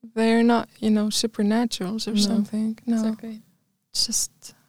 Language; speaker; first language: English; non-native, fluent; Arabic